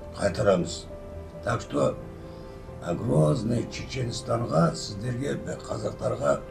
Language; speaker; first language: Kazakh; non-native, local second language; Chechen